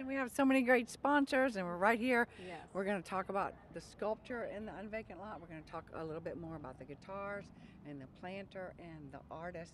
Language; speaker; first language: English; native; English